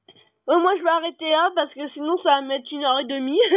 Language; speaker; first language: French; native; French